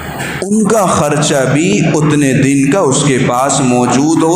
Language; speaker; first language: Urdu; native; Urdu